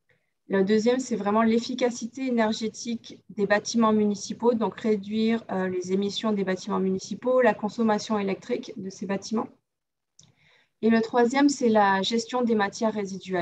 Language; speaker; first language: French; native; French